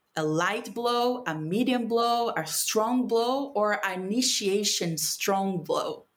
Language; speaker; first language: English; non-native, fluent; Portuguese